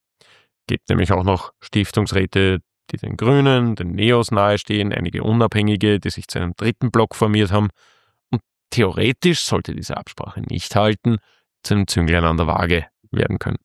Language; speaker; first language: German; native; German